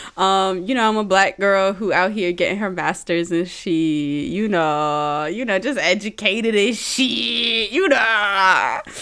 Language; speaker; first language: English; early bilingual, other home language; Amharic